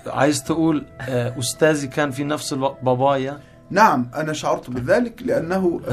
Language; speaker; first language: Arabic; non-native, fluent; Turkish